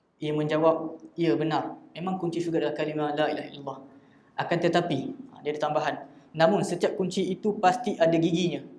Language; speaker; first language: Malay; native; Malay